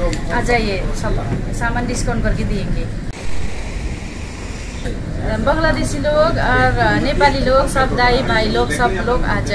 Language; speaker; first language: Hindi; non-native, local second language; Nepali